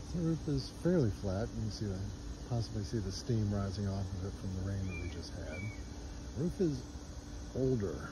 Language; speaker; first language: English; native; English